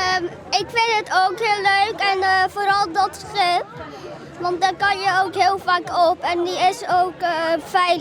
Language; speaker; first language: Dutch; early bilingual, other home language; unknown